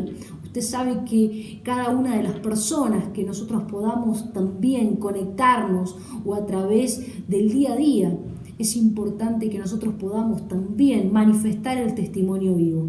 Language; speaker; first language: Spanish; native; Spanish